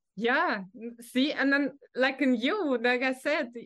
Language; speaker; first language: English; non-native, fluent; Russian